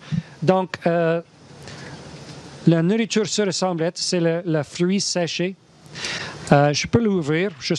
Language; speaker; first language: French; non-native, learner; English